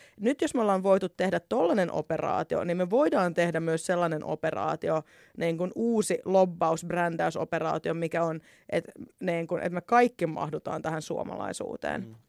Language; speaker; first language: Finnish; native; Finnish